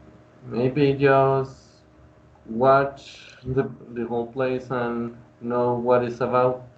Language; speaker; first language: English; non-native, learner; Spanish